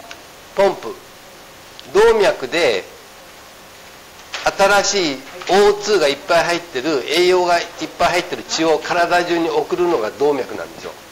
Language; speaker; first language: Japanese; native; Japanese